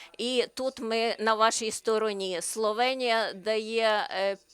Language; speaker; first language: Ukrainian; non-native, learner; Slovenian